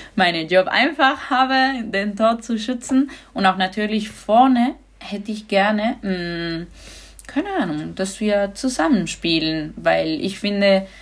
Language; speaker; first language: German; non-native, fluent; Spanish